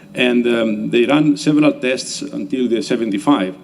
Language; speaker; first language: English; non-native, fluent; Italian